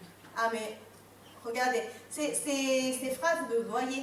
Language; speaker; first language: French; non-native, fluent; Japanese